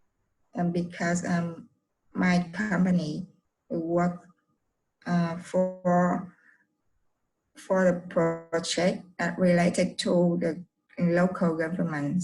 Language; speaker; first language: English; non-native, learner; Vietnamese